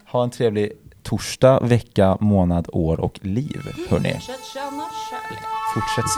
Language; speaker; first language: Swedish; native; Swedish